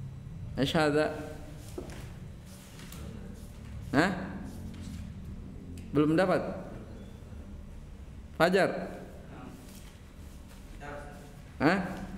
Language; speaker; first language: Arabic; non-native, fluent; Indonesian